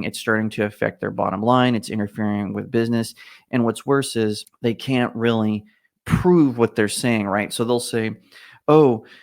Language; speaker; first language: English; native; English